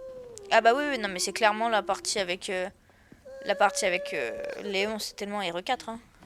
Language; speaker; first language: French; native; French